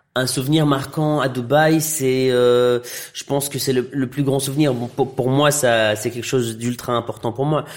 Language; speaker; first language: French; non-native, local second language; Arabic